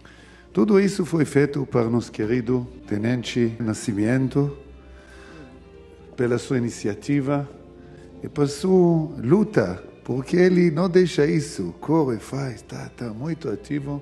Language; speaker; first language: Portuguese; non-native, fluent; Hebrew